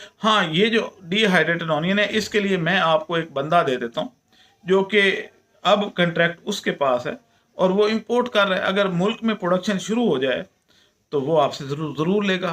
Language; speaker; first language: Urdu; non-native, local second language; Punjabi